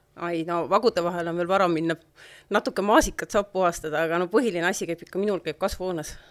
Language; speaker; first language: Estonian; native; Estonian